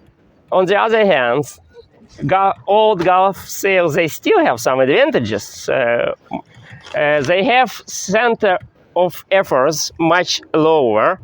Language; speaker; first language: English; non-native, fluent; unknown